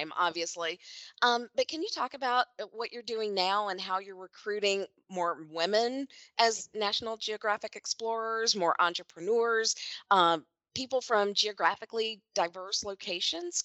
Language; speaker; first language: English; native; English